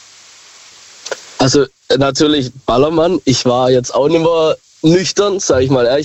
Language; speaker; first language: German; native; German